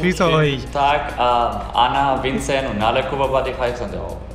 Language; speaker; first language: German; non-native, fluent; Spanish